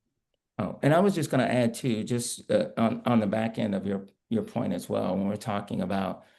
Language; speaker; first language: English; native; English